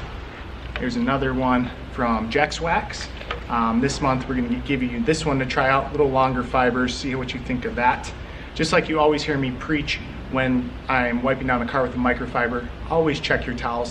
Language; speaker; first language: English; native; English